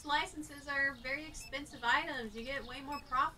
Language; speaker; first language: English; native; English